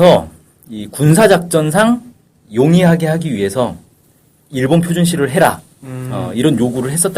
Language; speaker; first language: Korean; native; Korean